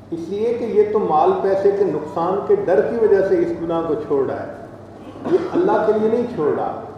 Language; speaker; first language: Urdu; non-native, local second language; Punjabi